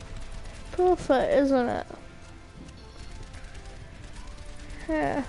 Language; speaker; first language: English; native; English